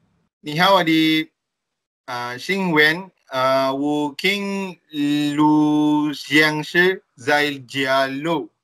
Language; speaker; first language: Chinese; non-native, learner; Malay